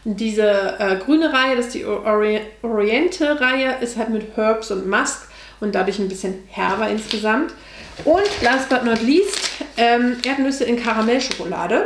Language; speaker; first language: German; native; German